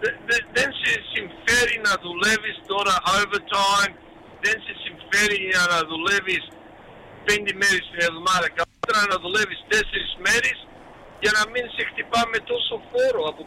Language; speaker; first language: Greek; early bilingual, heritage; Greek